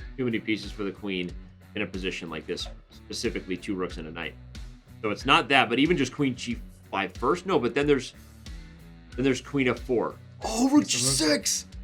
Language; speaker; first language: English; native; English